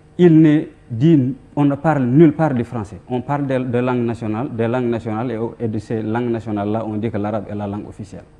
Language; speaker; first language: French; non-native, local second language; Fula